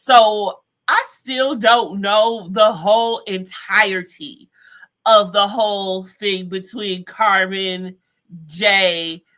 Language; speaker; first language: English; native; English